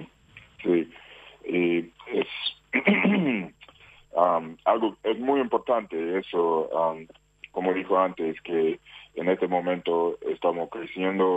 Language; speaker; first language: Spanish; non-native, fluent; English